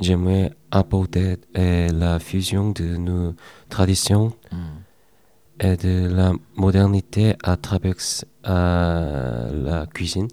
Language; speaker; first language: French; non-native, learner; Korean